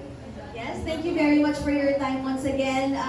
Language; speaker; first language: English; non-native, local second language; Filipino